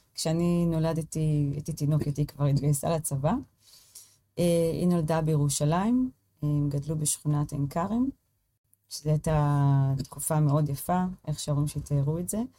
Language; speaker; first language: Hebrew; native; Hebrew